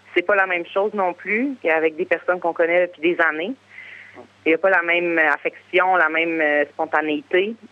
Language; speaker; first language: French; native; French